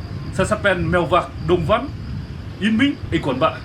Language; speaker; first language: French; non-native, fluent; Vietnamese